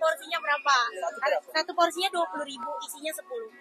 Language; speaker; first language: Indonesian; native; Indonesian